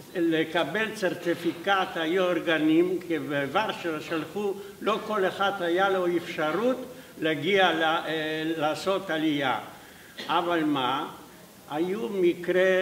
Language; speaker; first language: Hebrew; non-native, fluent; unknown